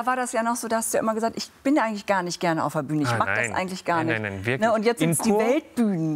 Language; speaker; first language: German; native; German